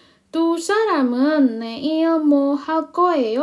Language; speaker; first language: Korean; non-native, fluent; Indonesian